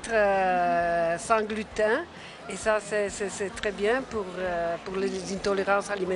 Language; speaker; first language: French; non-native, fluent; Italian